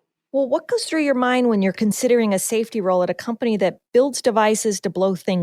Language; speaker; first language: English; native; English